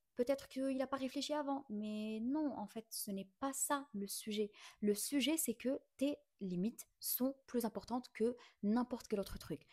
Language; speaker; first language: French; non-native, local second language; Arabic